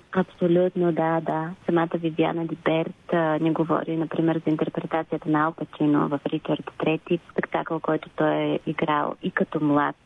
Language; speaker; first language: Bulgarian; native; Bulgarian